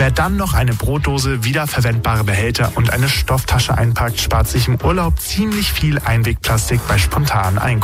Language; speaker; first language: German; native; German